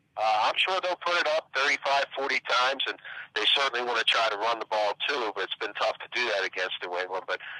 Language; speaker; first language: English; native; English